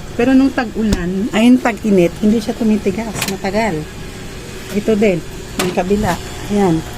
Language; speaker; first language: Filipino; non-native, local second language; Cebuano